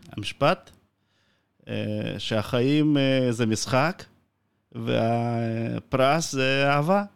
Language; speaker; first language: Hebrew; non-native, fluent; Russian